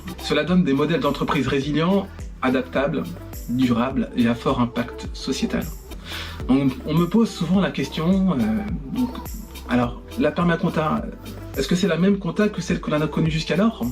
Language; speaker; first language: French; native; French